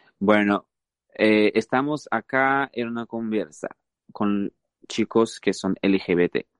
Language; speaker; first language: Spanish; non-native, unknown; Portuguese